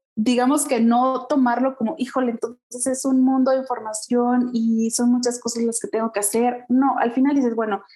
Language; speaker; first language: Spanish; native; Spanish